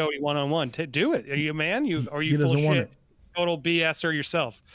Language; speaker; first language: English; native; English